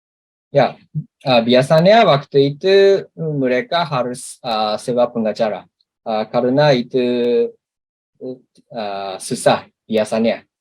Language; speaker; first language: Indonesian; non-native, learner; Japanese